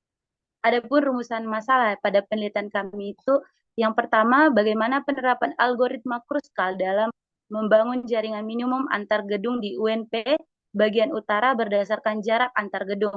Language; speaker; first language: Indonesian; native; Indonesian